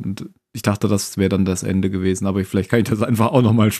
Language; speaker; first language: German; native; German